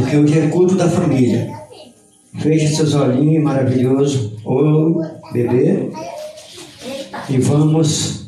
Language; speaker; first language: Portuguese; native; Portuguese